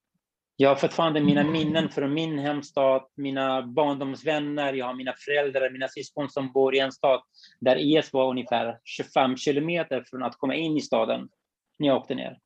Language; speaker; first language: Swedish; non-native, fluent; Kurdish